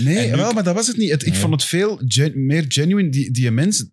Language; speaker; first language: Dutch; native; Dutch